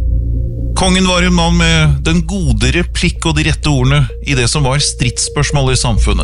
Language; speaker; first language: Norwegian; native; Norwegian